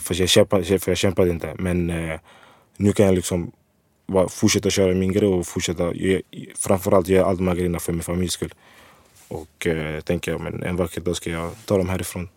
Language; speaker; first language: Swedish; early bilingual, other home language; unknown